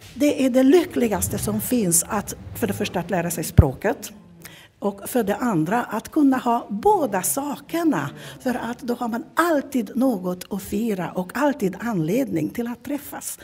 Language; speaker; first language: Swedish; non-native, fluent; Hungarian